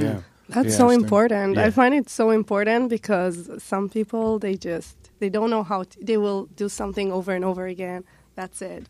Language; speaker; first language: English; non-native, fluent; Hebrew